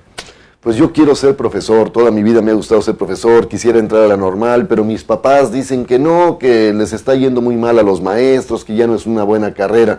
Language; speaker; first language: Spanish; native; Spanish